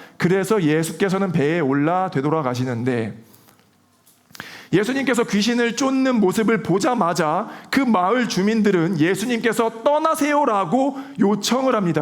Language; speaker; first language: Korean; native; Korean